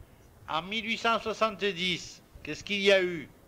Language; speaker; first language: French; native; French